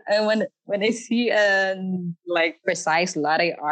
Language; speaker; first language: English; non-native, local second language; Filipino